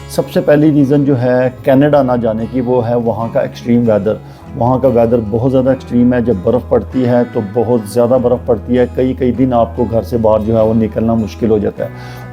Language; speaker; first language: Urdu; non-native, local second language; Punjabi